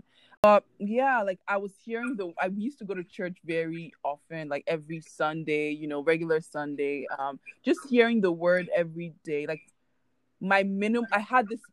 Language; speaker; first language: English; non-native, local second language; Igbo